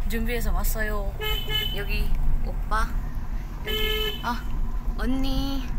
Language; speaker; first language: Korean; non-native, learner; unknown